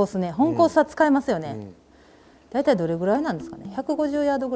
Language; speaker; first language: Japanese; native; Japanese